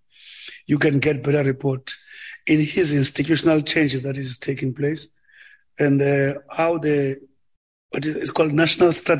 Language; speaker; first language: English; non-native, local second language; Xhosa